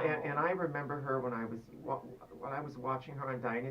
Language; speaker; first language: English; native; English